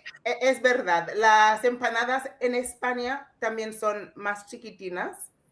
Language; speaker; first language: Spanish; non-native, fluent; English